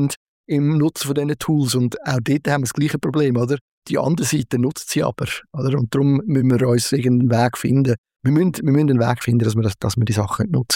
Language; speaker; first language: German; native; German